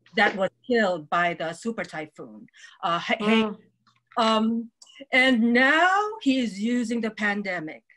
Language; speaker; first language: English; non-native, local second language; Waray